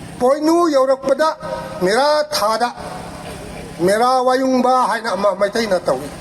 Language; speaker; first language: Manipuri; non-native, local second language; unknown